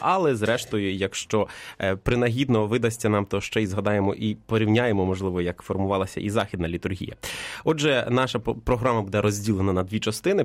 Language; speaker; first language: Ukrainian; native; Ukrainian